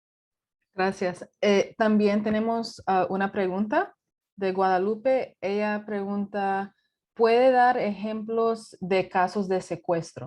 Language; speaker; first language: Spanish; early bilingual, heritage; Spanish